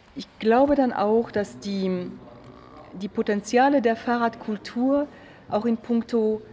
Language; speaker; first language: German; non-native, fluent; French